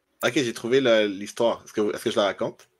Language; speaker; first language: French; native; French